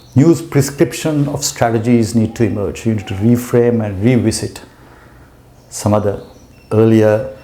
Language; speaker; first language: English; non-native, local second language; Sinhala